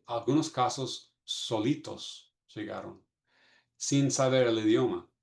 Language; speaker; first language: Spanish; non-native, fluent; English